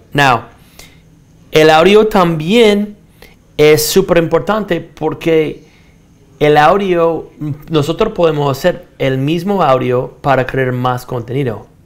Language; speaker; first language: Spanish; non-native, fluent; English